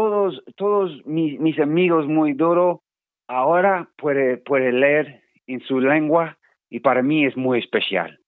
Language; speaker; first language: Spanish; non-native, learner; English